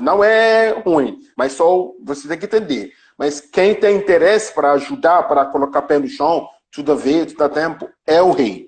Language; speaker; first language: Portuguese; non-native, learner; Yoruba